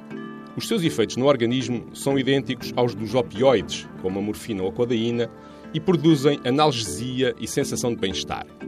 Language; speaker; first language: Portuguese; native; Portuguese